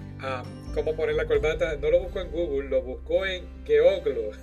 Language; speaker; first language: Spanish; native; Spanish